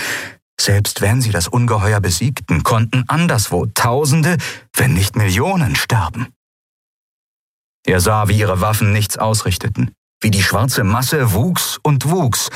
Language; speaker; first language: German; native; German